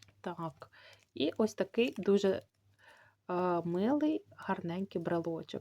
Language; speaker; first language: Ukrainian; native; Ukrainian